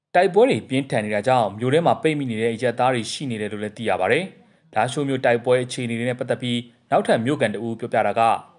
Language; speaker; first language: Burmese; native; Burmese